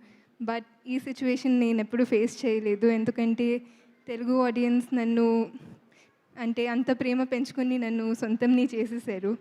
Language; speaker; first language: Telugu; non-native, fluent; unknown